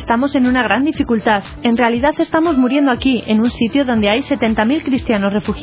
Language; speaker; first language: Spanish; native; Spanish